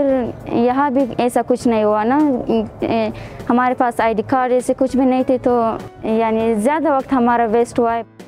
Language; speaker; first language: Hindi; non-native, learner; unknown